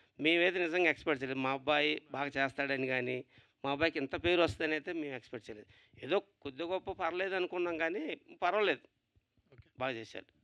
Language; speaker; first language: Telugu; native; Telugu